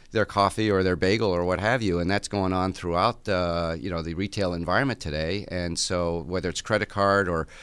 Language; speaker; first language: English; native; English